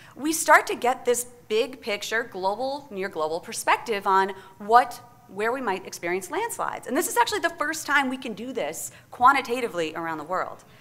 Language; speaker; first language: English; native; English